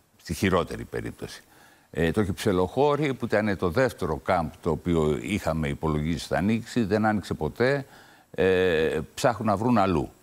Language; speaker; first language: Greek; native; Greek